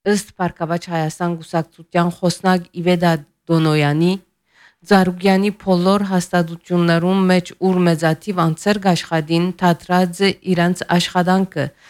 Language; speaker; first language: Armenian; early bilingual, heritage; Armenian